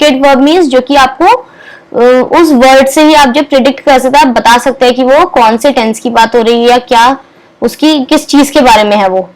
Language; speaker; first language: Hindi; native; Hindi